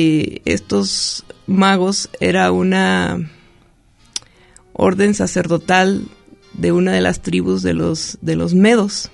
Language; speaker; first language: Spanish; native; Spanish